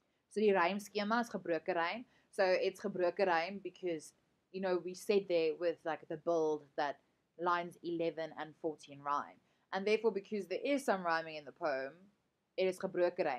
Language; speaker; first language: English; native; English